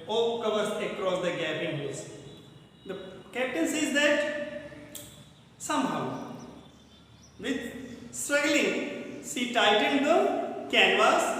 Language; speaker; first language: English; non-native, local second language; Hindi